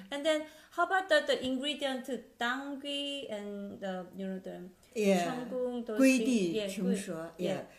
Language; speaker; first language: English; non-native, learner; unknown